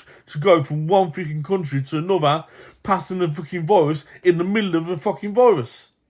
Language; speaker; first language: English; native; English